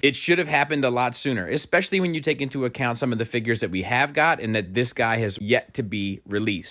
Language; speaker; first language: English; native; English